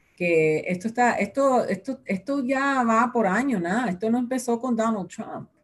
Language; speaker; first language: Spanish; early bilingual, heritage; Spanish